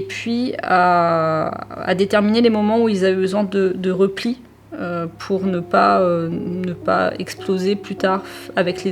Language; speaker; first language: French; native; French